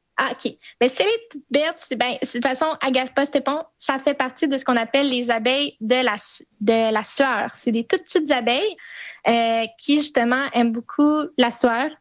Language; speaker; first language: French; native; French